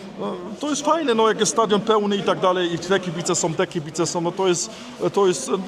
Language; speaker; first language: Polish; early bilingual, heritage; Polish